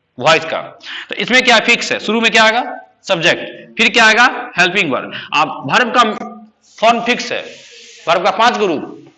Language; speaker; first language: Hindi; native; Hindi